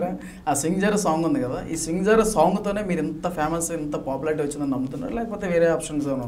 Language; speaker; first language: Telugu; native; Telugu